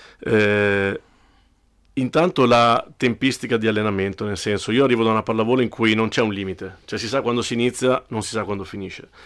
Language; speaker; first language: Italian; native; Italian